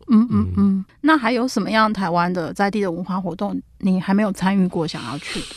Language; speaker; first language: Chinese; native; Chinese